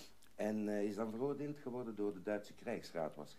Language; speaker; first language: Dutch; native; Dutch